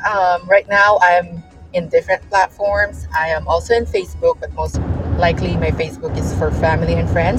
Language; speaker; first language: English; non-native, local second language; Cebuano